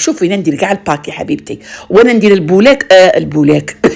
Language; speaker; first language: Arabic; native; Arabic